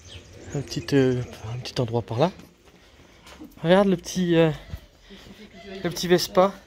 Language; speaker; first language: French; native; French